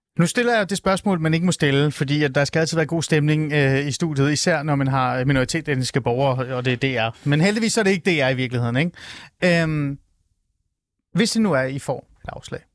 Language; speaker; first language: Danish; early bilingual, other home language; Persian